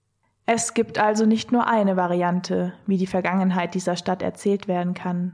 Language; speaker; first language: German; native; German